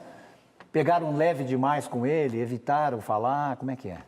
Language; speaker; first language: Portuguese; native; Portuguese